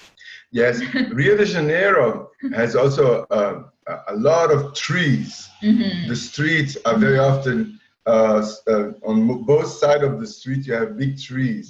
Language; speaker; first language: English; non-native, fluent; Portuguese